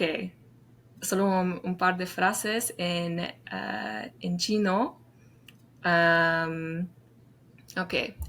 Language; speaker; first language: Spanish; non-native, fluent; English